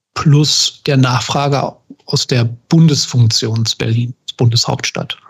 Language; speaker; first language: German; native; German